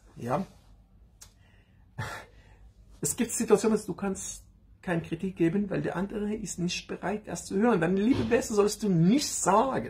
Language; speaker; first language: German; non-native, learner; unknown